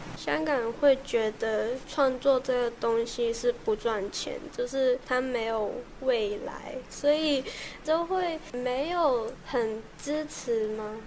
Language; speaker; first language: Chinese; non-native, local second language; Cantonese